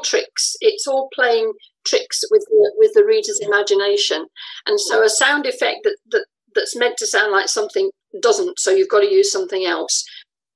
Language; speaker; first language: English; native; English